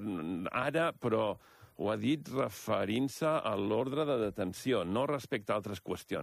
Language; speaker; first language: Catalan; native; Catalan